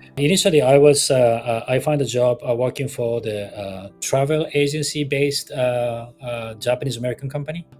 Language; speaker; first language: English; non-native, fluent; Japanese